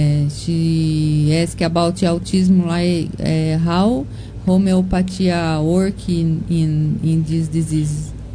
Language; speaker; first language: English; non-native, learner; Portuguese